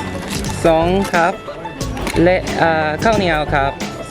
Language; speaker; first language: Thai; non-native, learner; Filipino